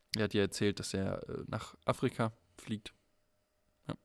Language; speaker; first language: German; native; German